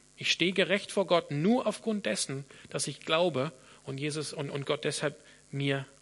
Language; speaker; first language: German; non-native, fluent; English